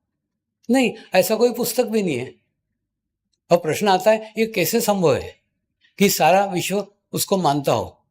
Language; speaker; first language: Hindi; native; Hindi